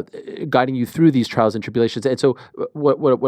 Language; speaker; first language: English; native; English